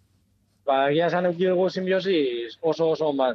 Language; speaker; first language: Basque; native; Basque